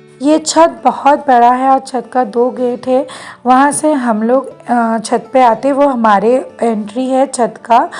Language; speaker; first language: Hindi; non-native, local second language; Bangla